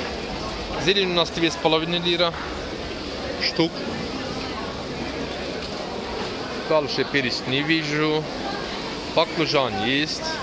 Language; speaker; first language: Russian; non-native, learner; Turkish